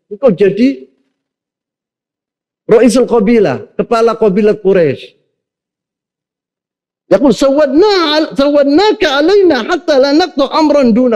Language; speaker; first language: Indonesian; native; Indonesian